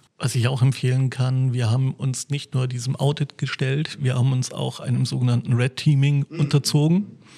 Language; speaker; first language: German; native; German